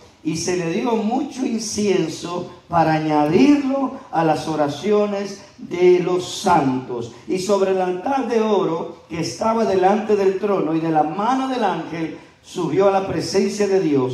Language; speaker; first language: Spanish; native; Spanish